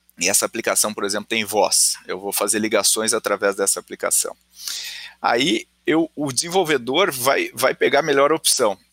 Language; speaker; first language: Portuguese; native; Portuguese